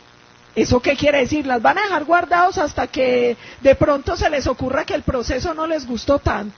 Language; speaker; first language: Spanish; native; Spanish